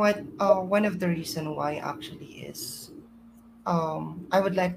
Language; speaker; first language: English; non-native, local second language; Iloko